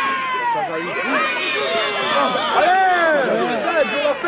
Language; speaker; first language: French; native; French